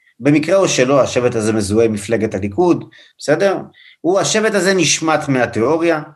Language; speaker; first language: Hebrew; native; Hebrew